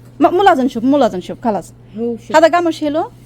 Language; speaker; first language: Arabic; non-native, learner; Bangla